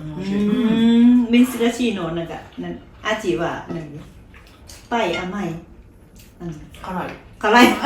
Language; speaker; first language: Japanese; non-native, learner; Thai